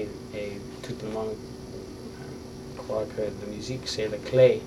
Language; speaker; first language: French; non-native, learner; English